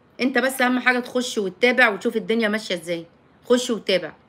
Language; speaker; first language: Arabic; native; Arabic